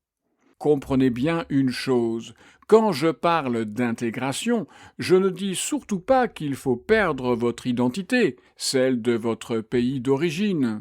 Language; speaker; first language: French; native; French